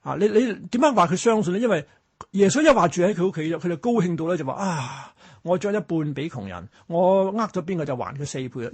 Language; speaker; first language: Cantonese; early bilingual, other home language; Chinese